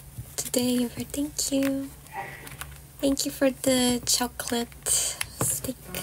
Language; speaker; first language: English; non-native, fluent; Georgian